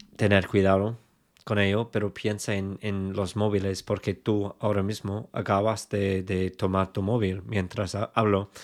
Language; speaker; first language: Spanish; non-native, fluent; English